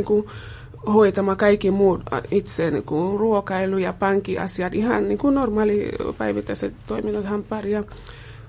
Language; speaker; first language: Finnish; non-native, fluent; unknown